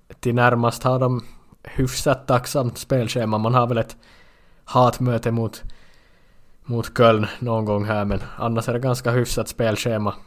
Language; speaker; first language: Swedish; native; Swedish